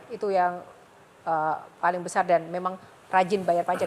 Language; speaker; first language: Indonesian; native; Indonesian